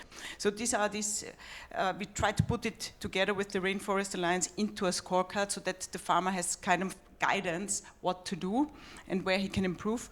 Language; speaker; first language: English; non-native, fluent; German